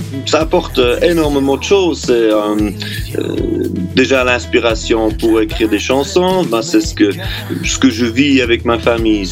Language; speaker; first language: French; native; French